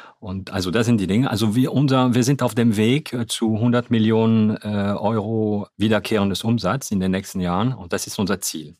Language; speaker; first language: German; non-native, fluent; French